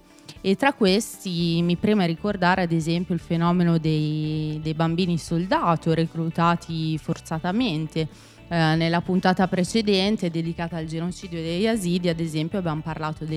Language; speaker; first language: Italian; native; Italian